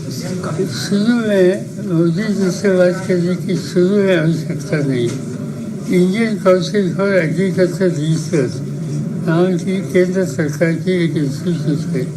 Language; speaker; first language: Hindi; non-native, local second language; Marathi